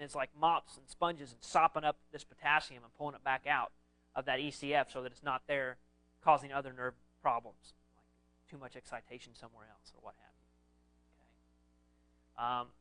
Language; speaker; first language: English; native; English